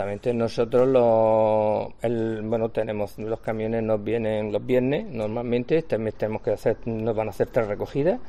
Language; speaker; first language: Spanish; native; Spanish